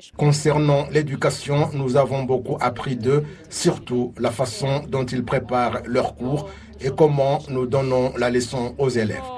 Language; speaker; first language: French; non-native, local second language; Kinyarwanda